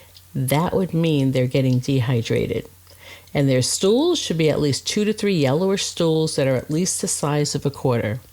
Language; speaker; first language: English; native; English